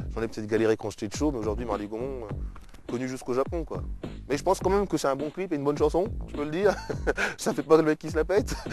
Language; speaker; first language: French; native; French